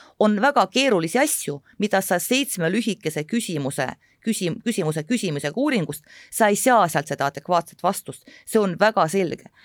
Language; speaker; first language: Estonian; non-native, local second language; Russian